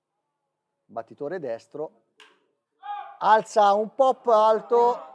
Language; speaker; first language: Italian; native; Italian